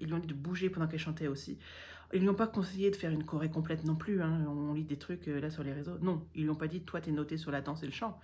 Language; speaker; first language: French; native; French